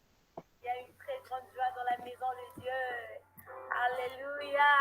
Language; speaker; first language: French; non-native, local second language; Lingala